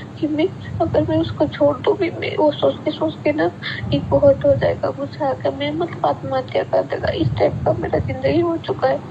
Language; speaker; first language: Hindi; non-native, local second language; Santali